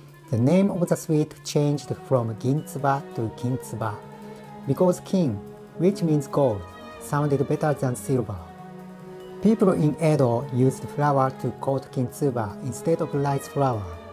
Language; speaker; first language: English; non-native, fluent; Japanese